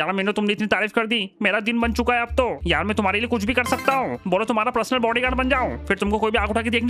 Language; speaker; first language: Hindi; native; Hindi